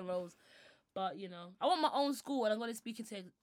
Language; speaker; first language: English; non-native, local second language; Yoruba